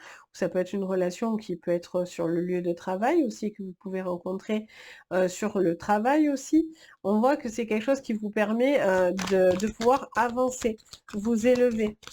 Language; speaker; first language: French; native; French